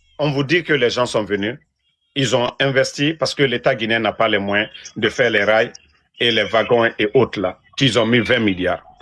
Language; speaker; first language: French; non-native, local second language; Mandingo